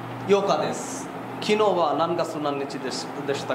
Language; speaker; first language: Japanese; non-native, fluent; Bangla